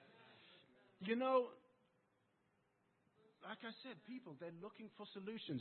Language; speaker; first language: English; native; English